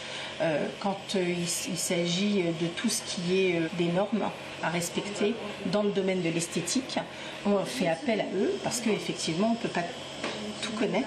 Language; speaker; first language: French; native; French